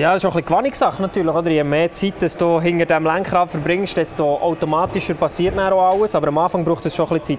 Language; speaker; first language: German; native; German